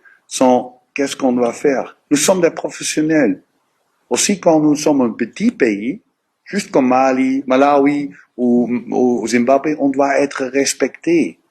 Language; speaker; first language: French; non-native, learner; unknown